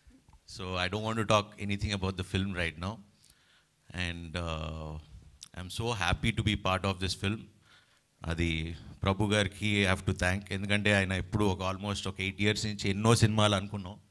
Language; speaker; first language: Telugu; native; Telugu